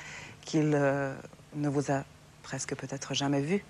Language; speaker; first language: French; non-native, fluent; Serbian